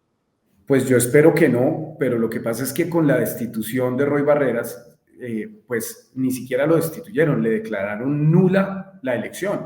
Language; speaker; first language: Spanish; native; Spanish